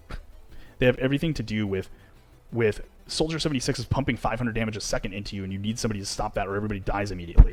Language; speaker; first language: English; native; English